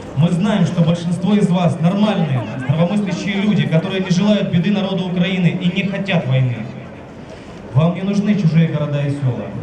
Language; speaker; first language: Russian; native; Russian